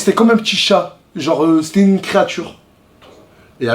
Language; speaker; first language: French; native; French